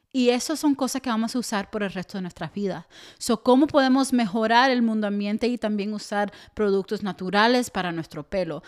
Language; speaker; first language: Spanish; early bilingual, heritage; Spanish